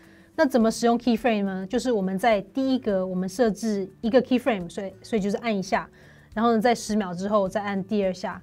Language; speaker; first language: Chinese; native; Chinese